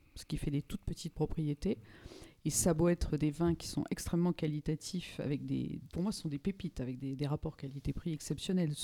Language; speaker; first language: French; native; French